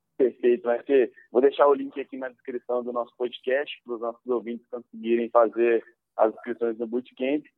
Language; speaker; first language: Portuguese; native; Portuguese